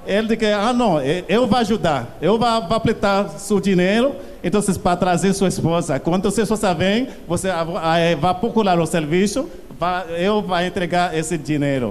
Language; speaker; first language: Portuguese; non-native, learner; Haitian Creole